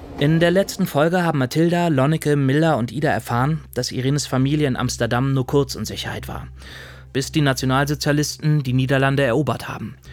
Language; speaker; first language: German; native; German